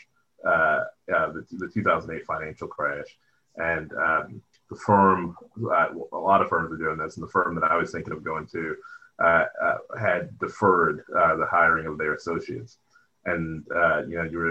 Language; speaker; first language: English; native; English